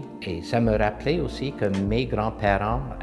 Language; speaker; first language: French; non-native, local second language; English